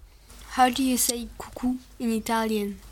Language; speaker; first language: English; non-native, learner; French